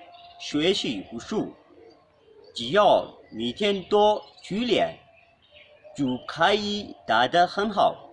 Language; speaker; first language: Chinese; non-native, learner; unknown